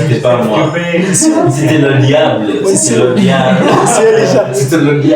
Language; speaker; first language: French; non-native, learner; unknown